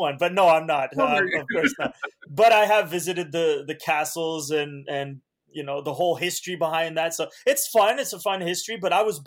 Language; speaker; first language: English; early bilingual, other home language; Hungarian